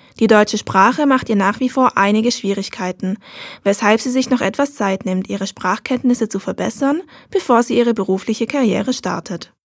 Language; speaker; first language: German; native; German